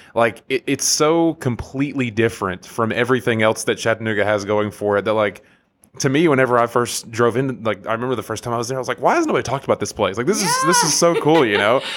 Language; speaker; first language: English; native; English